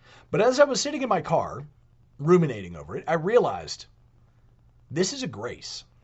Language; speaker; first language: English; native; English